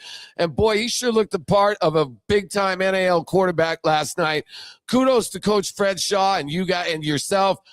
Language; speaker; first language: English; native; English